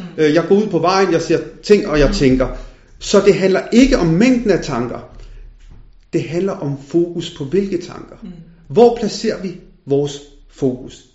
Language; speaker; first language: Danish; early bilingual, other home language; Punjabi